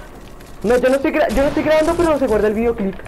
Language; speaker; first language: Spanish; native; Spanish